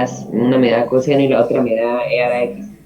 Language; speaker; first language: Spanish; native; Spanish